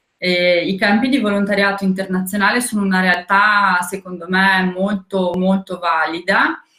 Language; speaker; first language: Italian; non-native, fluent; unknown